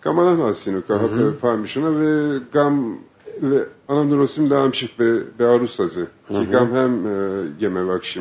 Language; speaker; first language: Hebrew; non-native, fluent; Turkish